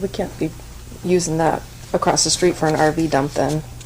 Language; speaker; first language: English; native; English